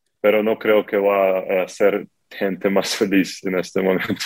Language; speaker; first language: Spanish; non-native, learner; Ukrainian